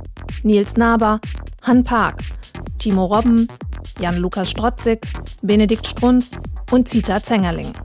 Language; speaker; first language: German; native; German